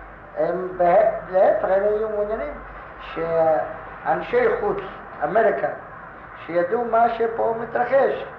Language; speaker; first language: Hebrew; non-native, fluent; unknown